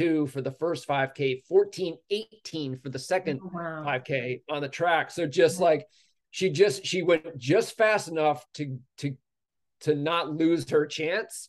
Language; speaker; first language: English; native; English